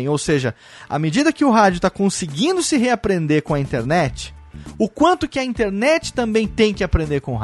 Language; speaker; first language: Portuguese; native; Portuguese